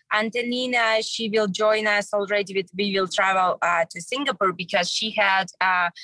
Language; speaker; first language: English; non-native, learner; Russian